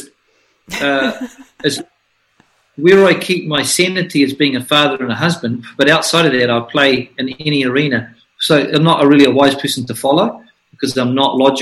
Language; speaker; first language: English; native; English